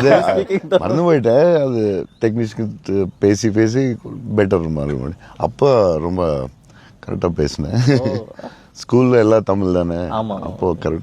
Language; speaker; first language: Tamil; non-native, local second language; Telugu